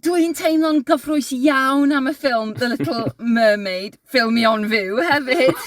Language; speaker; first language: Welsh; non-native, learner; English